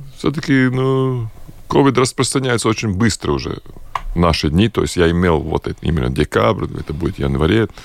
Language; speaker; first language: Russian; non-native, local second language; Latvian